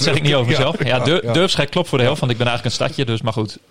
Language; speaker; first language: Dutch; native; Dutch